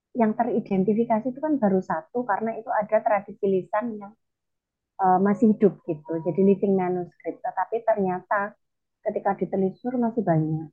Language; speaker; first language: Indonesian; non-native, local second language; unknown